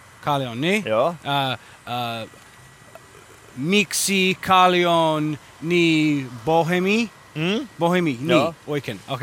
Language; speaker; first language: Finnish; non-native, learner; English